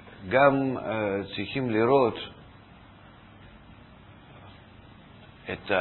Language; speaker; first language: Hebrew; non-native, fluent; Russian